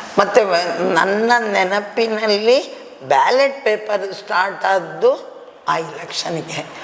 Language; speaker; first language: Kannada; non-native, local second language; Tulu